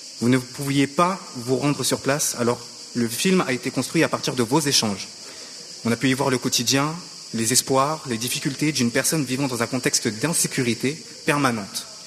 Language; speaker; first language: French; native; French